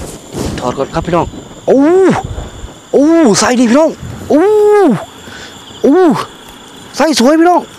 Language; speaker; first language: Thai; non-native, local second language; Northeastern Thai